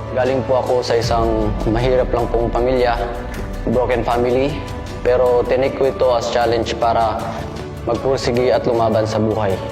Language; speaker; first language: Filipino; non-native, local second language; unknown